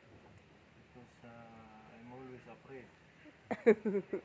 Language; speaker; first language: English; non-native, local second language; Cebuano